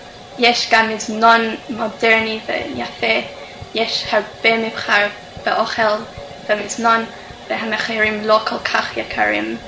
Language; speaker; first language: Hebrew; non-native, fluent; English